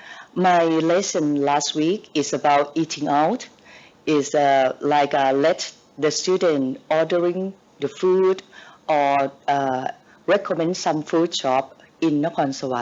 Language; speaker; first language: English; non-native, learner; Thai